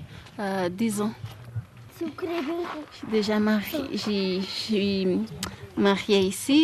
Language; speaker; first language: French; non-native, learner; Kabuverdianu